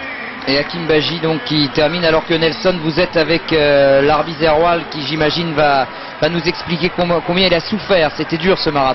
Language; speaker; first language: French; native; French